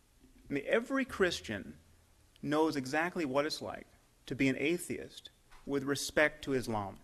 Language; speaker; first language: English; native; English